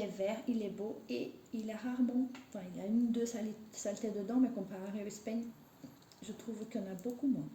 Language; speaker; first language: French; native; French